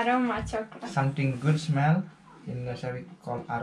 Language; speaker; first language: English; non-native, learner; Indonesian